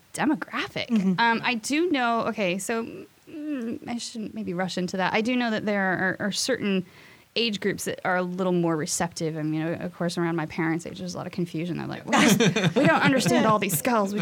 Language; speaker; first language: English; native; English